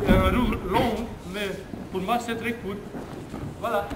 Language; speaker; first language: French; non-native, learner; Romanian